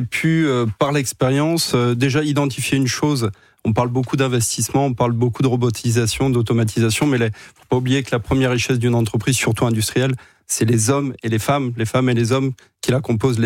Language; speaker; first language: French; native; French